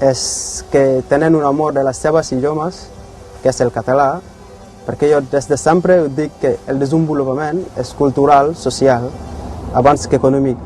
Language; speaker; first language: Catalan; non-native, learner; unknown